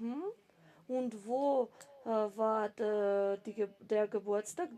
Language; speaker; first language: German; non-native, fluent; Macedonian